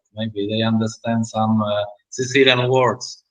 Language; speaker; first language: English; non-native, learner; Italian